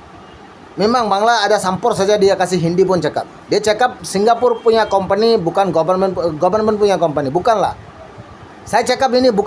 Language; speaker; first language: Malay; non-native, learner; Bangla